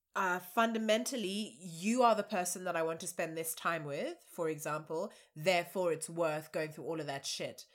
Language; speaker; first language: English; native; English